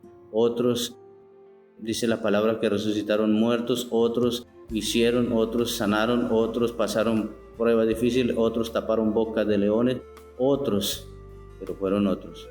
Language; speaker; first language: Spanish; native; Spanish